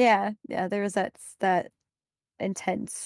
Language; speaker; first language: English; native; English